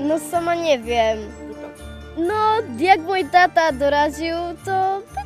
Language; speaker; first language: Polish; early bilingual, heritage; Polish